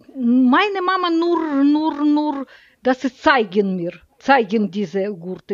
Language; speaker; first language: German; non-native, learner; Russian